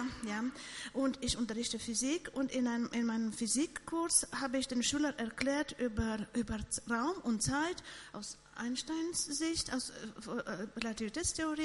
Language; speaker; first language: German; non-native, fluent; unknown